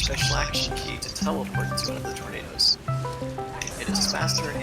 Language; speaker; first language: English; native; English